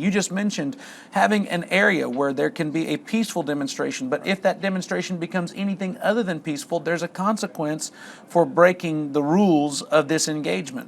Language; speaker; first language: English; native; English